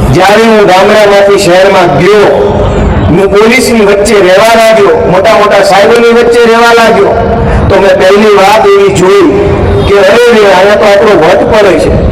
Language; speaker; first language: Gujarati; native; Gujarati